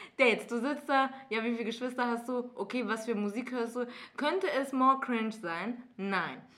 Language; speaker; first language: German; early bilingual, other home language; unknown